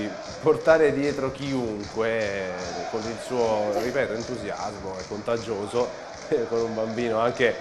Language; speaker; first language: Italian; native; Italian